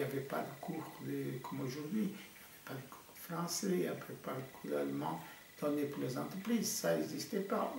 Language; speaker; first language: French; non-native, fluent; Portuguese